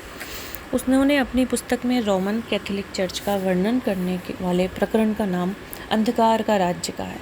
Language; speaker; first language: Hindi; native; Hindi